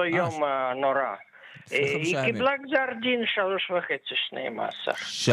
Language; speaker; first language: Hebrew; non-native, fluent; Russian